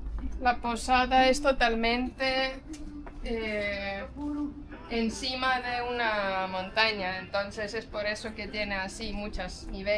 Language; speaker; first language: Spanish; non-native, fluent; Estonian